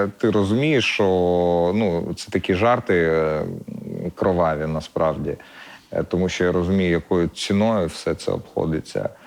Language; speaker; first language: Ukrainian; non-native, local second language; Russian